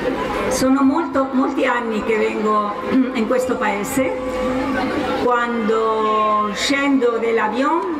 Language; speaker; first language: Italian; non-native, fluent; Spanish